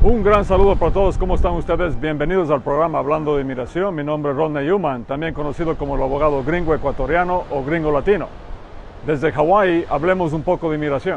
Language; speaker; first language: Spanish; non-native, fluent; English